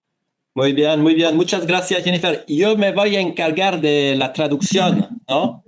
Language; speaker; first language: Spanish; non-native, fluent; French